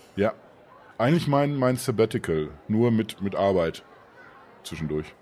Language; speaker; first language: German; native; German